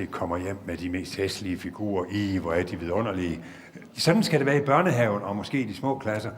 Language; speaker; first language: Danish; native; Danish